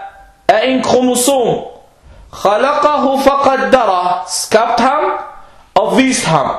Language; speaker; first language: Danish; non-native, fluent; Arabic